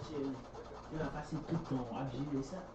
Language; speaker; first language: French; non-native, learner; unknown